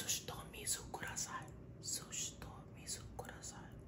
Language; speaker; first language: Japanese; non-native, learner; English